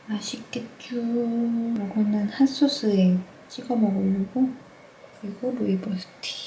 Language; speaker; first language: Korean; native; Korean